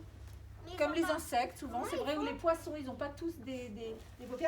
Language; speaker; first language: French; native; French